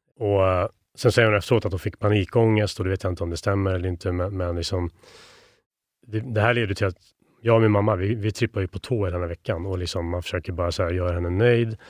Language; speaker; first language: Swedish; native; Swedish